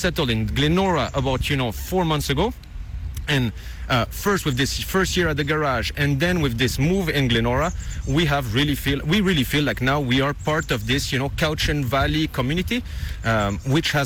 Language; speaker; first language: English; non-native, fluent; Dutch